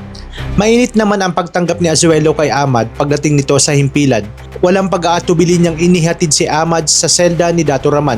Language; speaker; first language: Filipino; native; Filipino